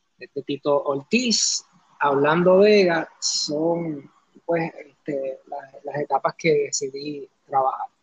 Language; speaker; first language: Spanish; early bilingual, heritage; Spanish